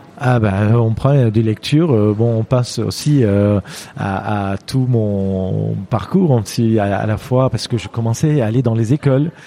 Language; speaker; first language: French; non-native, fluent; Armenian